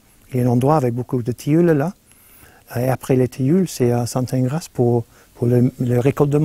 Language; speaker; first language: French; non-native, fluent; English